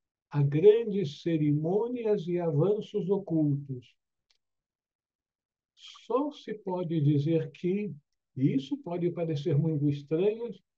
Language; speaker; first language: Portuguese; native; Portuguese